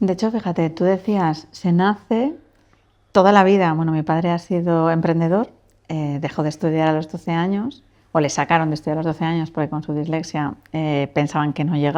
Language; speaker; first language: Spanish; native; Spanish